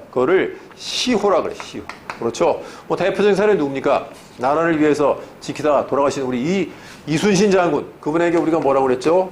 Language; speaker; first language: Korean; native; Korean